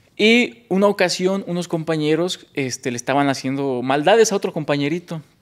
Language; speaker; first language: Spanish; native; Spanish